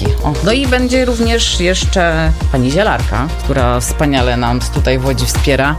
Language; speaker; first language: Polish; native; Polish